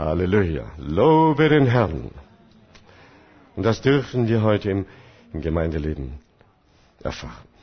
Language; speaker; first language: German; non-native, fluent; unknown